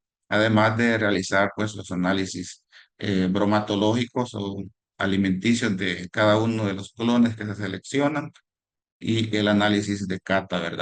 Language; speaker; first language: Spanish; native; Spanish